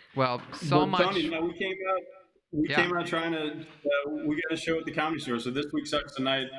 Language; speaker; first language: English; native; English